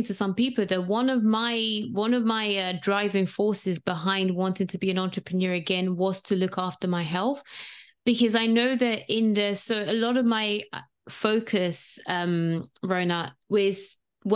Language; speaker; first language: English; non-native, local second language; Yoruba